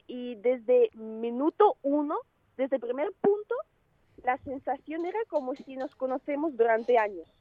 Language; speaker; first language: Spanish; non-native, fluent; Russian